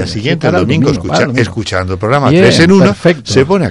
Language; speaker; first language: Spanish; native; Spanish